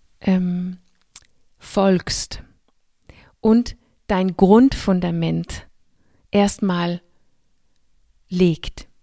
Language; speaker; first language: German; non-native, fluent; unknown